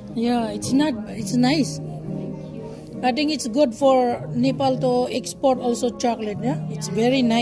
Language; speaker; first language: English; non-native, local second language; Filipino